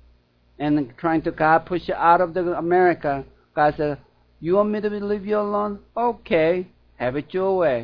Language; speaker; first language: English; non-native, fluent; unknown